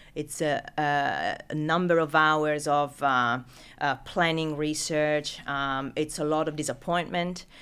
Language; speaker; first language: English; non-native, fluent; Italian